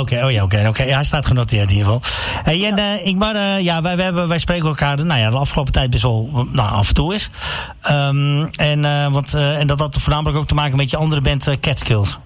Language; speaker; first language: Dutch; native; Dutch